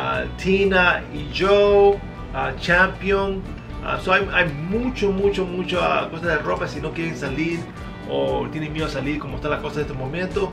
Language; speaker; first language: Spanish; early bilingual, heritage; Spanish